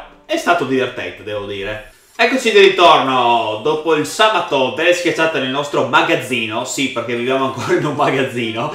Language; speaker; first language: Italian; native; Italian